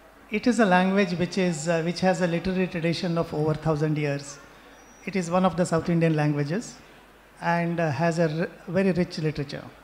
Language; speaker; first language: English; non-native, local second language; Konkani